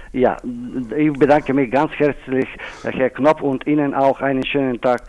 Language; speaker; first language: German; non-native, fluent; Bulgarian